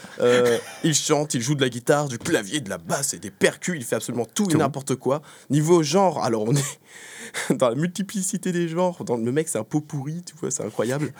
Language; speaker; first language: French; native; French